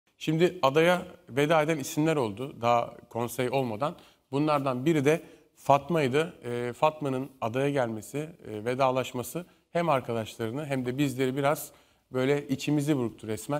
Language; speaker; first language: Turkish; native; Turkish